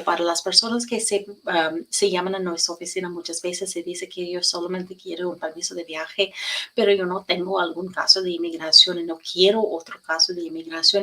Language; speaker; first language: Spanish; non-native, learner; English